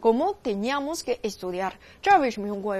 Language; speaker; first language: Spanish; non-native, learner; Chinese